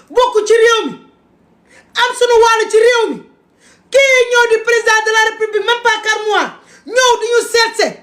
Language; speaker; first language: Wolof; non-native, local second language; Fula